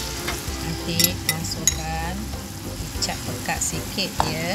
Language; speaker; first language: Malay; non-native, local second language; Chinese